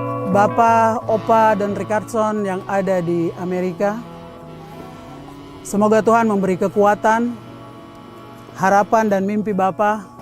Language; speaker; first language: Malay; non-native, local second language; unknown